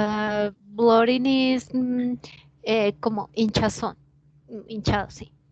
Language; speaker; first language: Spanish; native; Spanish